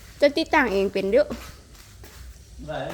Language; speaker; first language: Thai; non-native, local second language; Northeastern Thai